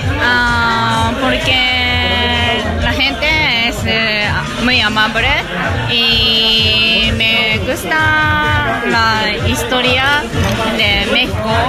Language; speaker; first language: Spanish; non-native, learner; Japanese